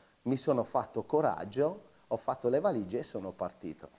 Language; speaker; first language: Italian; native; Italian